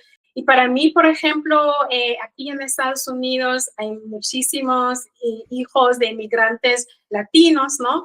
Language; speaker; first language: Spanish; non-native, fluent; Kikuyu